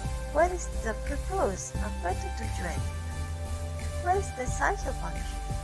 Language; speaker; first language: English; non-native, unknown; Indonesian